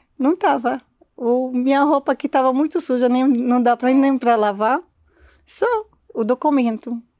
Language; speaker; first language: Portuguese; non-native, learner; Arabic